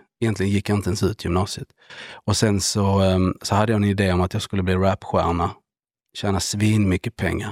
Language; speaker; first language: Swedish; native; Swedish